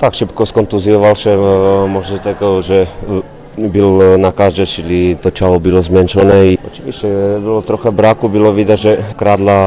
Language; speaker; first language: Polish; non-native, fluent; Slovak